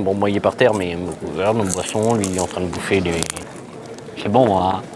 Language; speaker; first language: French; native; French